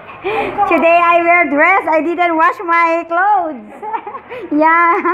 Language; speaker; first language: English; non-native, local second language; Filipino